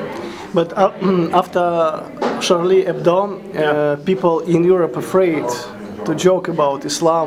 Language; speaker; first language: English; non-native, learner; Russian